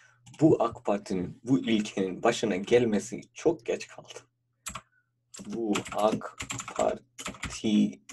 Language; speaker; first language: Turkish; non-native, fluent; Urdu